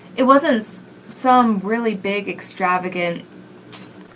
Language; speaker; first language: English; native; English